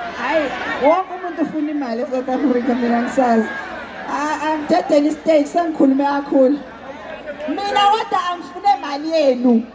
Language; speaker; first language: Zulu; native; Zulu